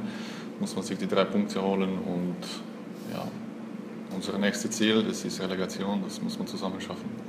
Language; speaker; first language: German; non-native, fluent; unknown